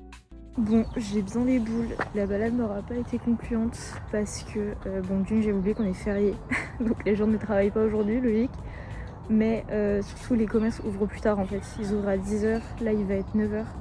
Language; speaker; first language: French; native; French